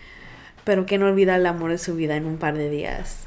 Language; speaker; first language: Spanish; early bilingual, heritage; English